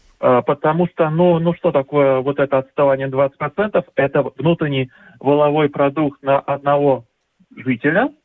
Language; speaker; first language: Russian; native; Russian